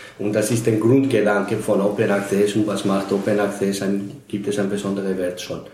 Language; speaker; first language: German; non-native, fluent; Spanish